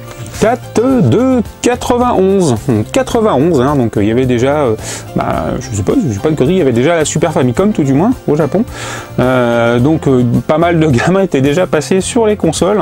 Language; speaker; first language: French; native; French